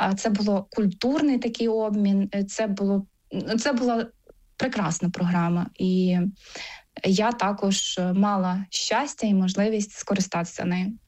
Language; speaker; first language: Ukrainian; non-native, local second language; Crimean Tatar